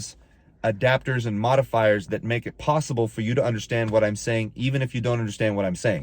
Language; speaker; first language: English; native; English